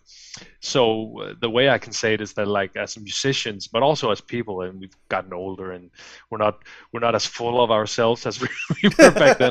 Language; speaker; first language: English; non-native, fluent; Danish